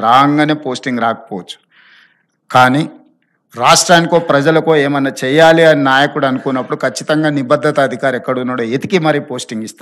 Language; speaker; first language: Telugu; native; Telugu